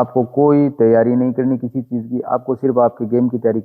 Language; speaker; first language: Hindi; native; Hindi